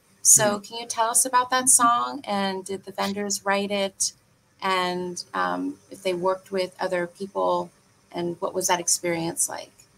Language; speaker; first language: English; native; English